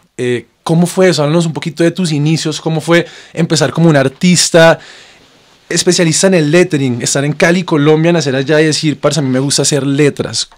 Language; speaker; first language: Spanish; native; Spanish